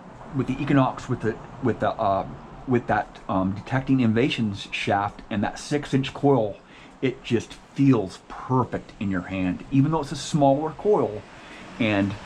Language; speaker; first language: English; native; English